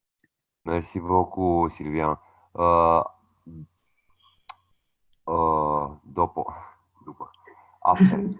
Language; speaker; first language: French; non-native, learner; Romanian